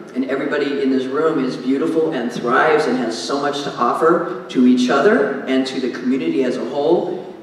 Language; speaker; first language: English; native; English